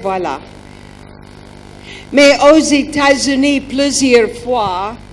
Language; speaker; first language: French; non-native, learner; German